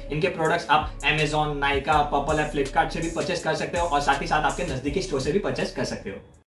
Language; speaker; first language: Hindi; native; Hindi